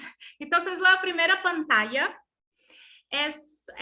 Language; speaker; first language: Spanish; non-native, learner; Portuguese